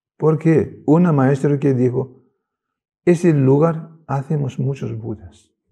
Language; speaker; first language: Spanish; non-native, learner; Tibetan